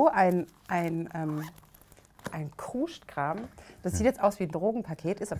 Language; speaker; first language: German; native; German